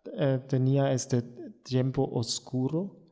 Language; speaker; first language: Spanish; non-native, learner; German